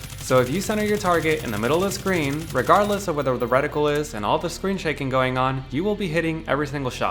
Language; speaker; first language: English; native; English